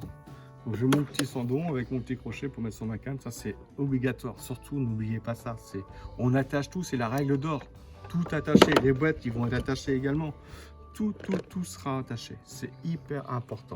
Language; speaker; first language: French; native; French